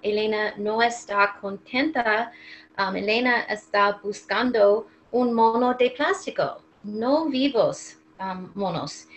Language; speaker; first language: Spanish; non-native, learner; English